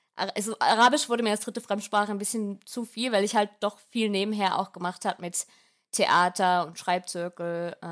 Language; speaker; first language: German; native; German